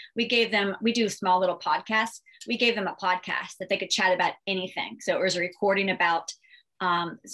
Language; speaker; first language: English; native; English